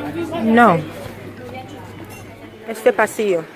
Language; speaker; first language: Spanish; non-native, fluent; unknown